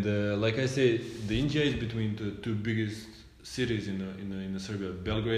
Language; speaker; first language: English; non-native, learner; Serbian